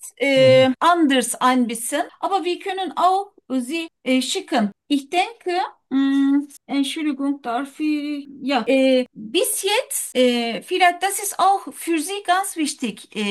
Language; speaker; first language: German; non-native, learner; Turkish